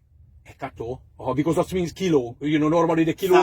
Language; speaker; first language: English; non-native, fluent; Hungarian